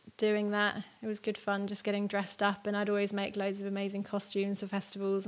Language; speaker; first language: English; native; English